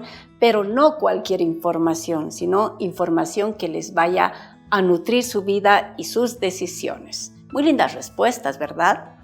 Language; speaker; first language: Spanish; native; Spanish